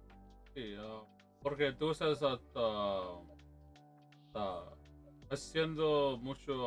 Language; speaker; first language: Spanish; early bilingual, heritage; English